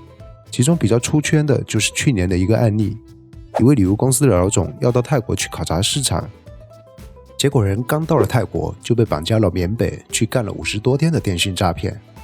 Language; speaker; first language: Chinese; native; Chinese